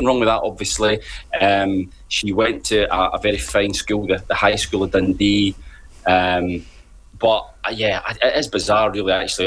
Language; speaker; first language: English; native; English